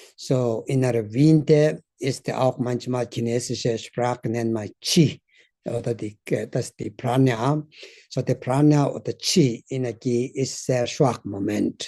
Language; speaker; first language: German; non-native, learner; Tibetan